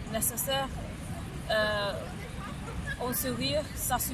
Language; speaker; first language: French; non-native, learner; English